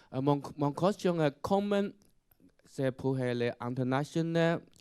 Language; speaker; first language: French; non-native, learner; Chinese